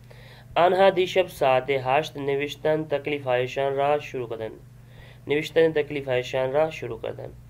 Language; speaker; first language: Persian; non-native, fluent; Urdu